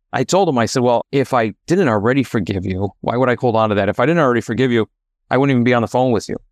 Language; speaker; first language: English; native; English